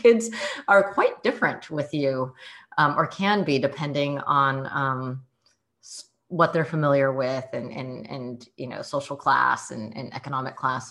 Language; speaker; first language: English; early bilingual, other home language; Chinese